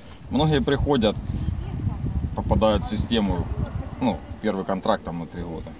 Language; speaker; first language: Russian; native; Russian